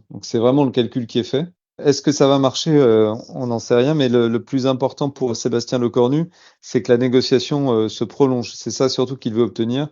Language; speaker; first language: French; native; French